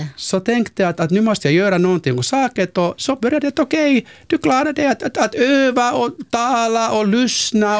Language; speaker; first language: Swedish; non-native, local second language; Finnish